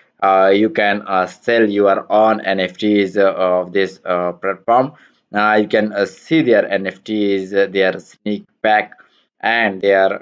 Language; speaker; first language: English; non-native, learner; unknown